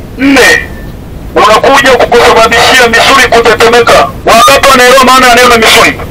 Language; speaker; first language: Swahili; native; Swahili